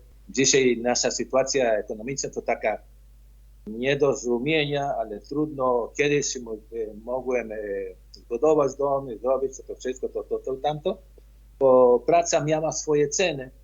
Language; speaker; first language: Polish; early bilingual, heritage; Polish